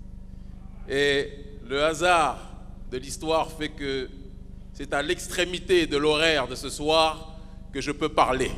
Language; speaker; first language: French; native; French